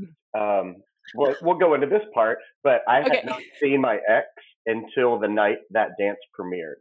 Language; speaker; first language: English; native; English